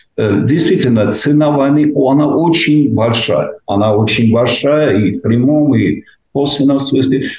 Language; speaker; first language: Russian; non-native, local second language; Armenian